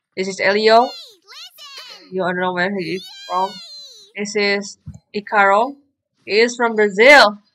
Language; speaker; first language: English; non-native, learner; Indonesian